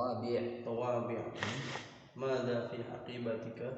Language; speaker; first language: Arabic; non-native, learner; Indonesian